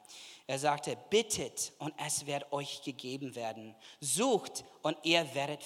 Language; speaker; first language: German; non-native, fluent; English